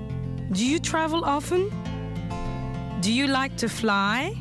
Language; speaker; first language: English; non-native, fluent; French